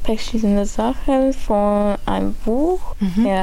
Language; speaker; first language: German; early bilingual, other home language; Armenian